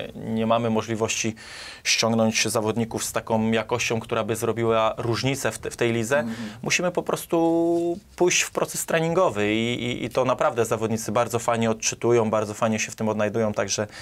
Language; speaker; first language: Polish; native; Polish